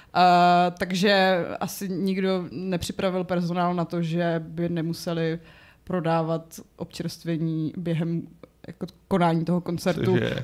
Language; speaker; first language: Czech; native; Czech